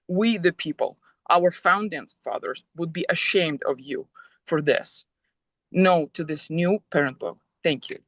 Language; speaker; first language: English; non-native, fluent; Ukrainian